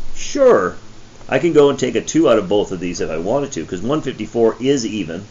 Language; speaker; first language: English; native; English